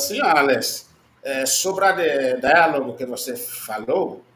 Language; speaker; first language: Portuguese; non-native, learner; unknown